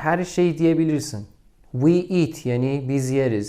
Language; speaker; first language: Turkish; non-native, fluent; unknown